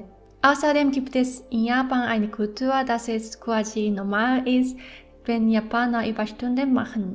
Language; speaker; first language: German; non-native, fluent; Japanese